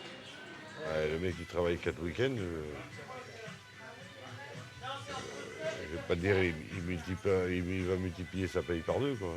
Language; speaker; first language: French; native; French